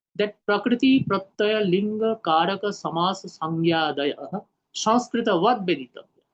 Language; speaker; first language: English; non-native, local second language; Hindi